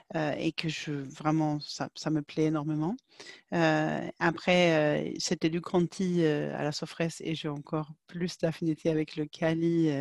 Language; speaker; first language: French; non-native, fluent; Swedish